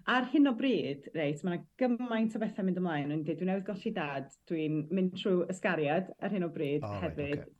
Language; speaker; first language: Welsh; native; Welsh